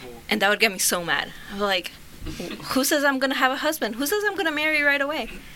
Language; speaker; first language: English; early bilingual, other home language; Spanish